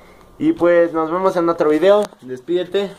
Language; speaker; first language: Spanish; native; Spanish